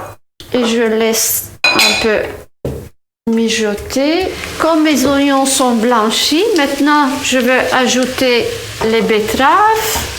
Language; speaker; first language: French; non-native, fluent; Turkish